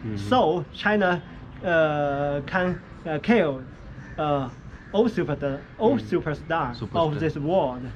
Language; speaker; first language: English; non-native, learner; Chinese